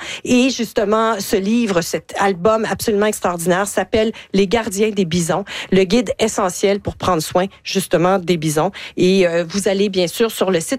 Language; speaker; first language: French; native; French